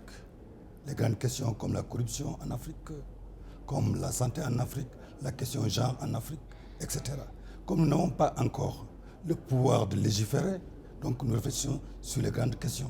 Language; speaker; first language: French; non-native, local second language; Wolof